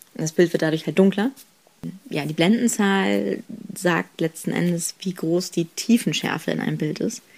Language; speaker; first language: German; native; German